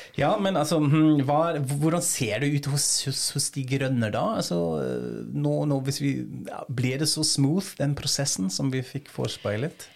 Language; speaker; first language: Norwegian; non-native, fluent; German